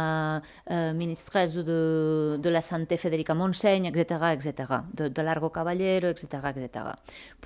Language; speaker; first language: French; non-native, fluent; Spanish